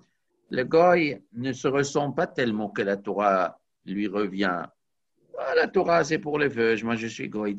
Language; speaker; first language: French; native; French